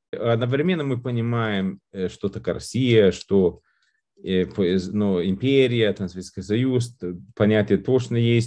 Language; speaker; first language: Russian; non-native, fluent; Lithuanian